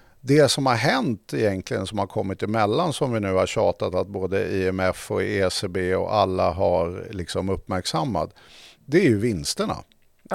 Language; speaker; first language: Swedish; native; Swedish